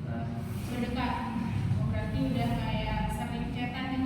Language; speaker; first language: Indonesian; native; Indonesian